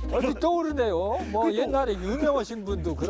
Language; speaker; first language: Korean; native; Korean